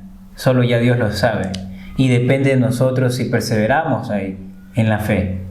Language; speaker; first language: Spanish; native; Spanish